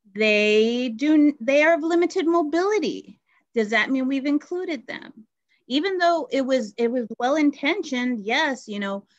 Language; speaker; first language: English; native; English